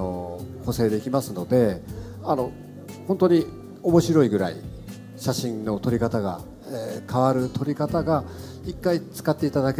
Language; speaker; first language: Japanese; native; Japanese